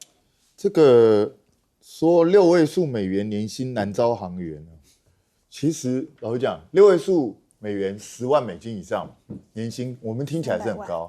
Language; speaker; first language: Chinese; native; Chinese